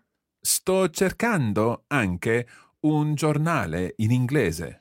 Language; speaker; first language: Italian; non-native, fluent; English